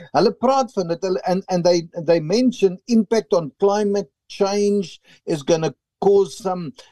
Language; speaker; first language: English; non-native, local second language; Afrikaans